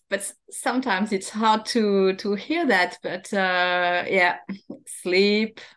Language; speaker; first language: English; non-native, fluent; French